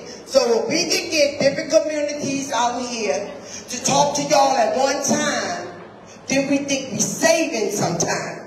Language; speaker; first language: English; native; English